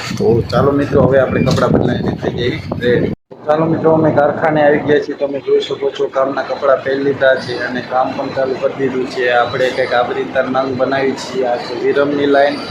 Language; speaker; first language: Gujarati; native; Gujarati